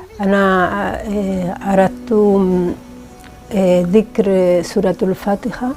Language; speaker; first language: Arabic; non-native, learner; Spanish